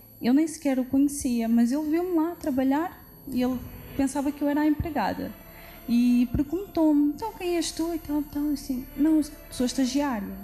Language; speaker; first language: Portuguese; native; Portuguese